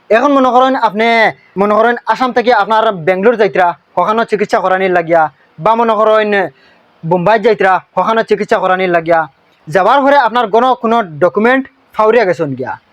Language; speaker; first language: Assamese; native; Assamese